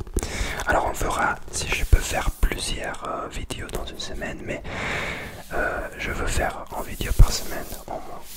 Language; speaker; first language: French; non-native, learner; English